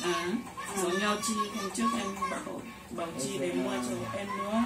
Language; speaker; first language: Vietnamese; non-native, learner; Portuguese